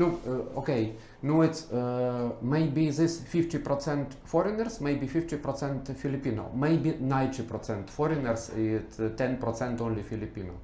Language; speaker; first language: English; non-native, learner; Ukrainian